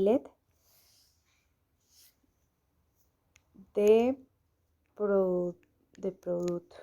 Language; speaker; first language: English; non-native, learner; Spanish